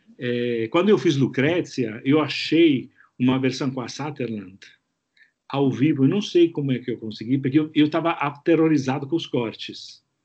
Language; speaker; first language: Portuguese; non-native, fluent; Italian